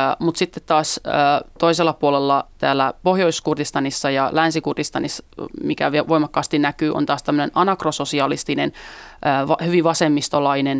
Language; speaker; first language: Finnish; early bilingual, other home language; Kurdish